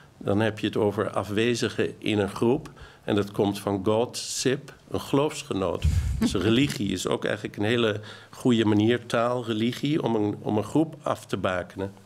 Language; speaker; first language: Dutch; native; Dutch